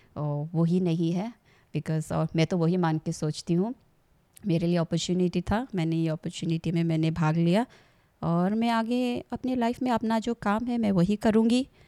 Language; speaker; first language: Hindi; non-native, local second language; Assamese